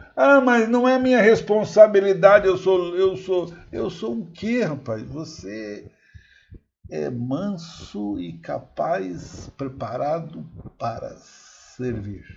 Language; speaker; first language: Portuguese; native; Portuguese